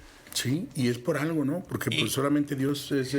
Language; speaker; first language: Spanish; native; Spanish